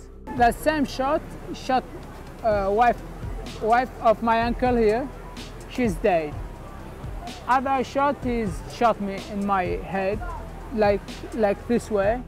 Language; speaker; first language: English; non-native, learner; Arabic